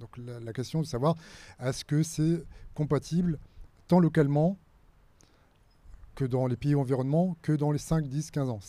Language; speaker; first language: French; native; French